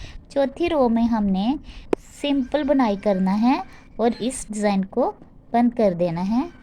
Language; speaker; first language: Hindi; non-native, local second language; Punjabi